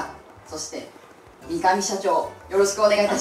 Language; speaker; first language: Japanese; native; Japanese